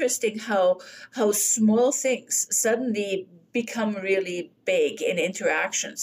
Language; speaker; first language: English; non-native, fluent; German